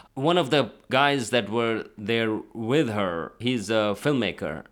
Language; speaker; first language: English; non-native, local second language; Urdu